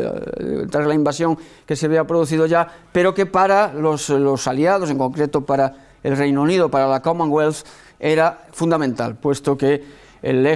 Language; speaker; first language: Spanish; native; Spanish